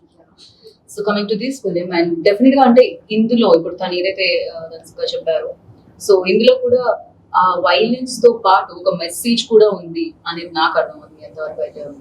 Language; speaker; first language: Telugu; native; Telugu